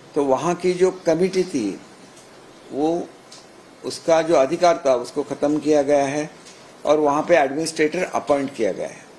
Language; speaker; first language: Hindi; non-native, local second language; Marathi